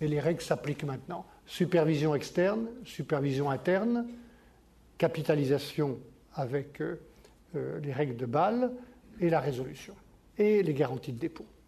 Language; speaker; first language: French; native; French